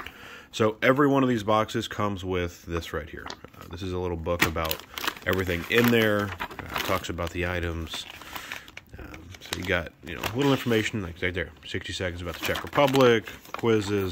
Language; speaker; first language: English; native; English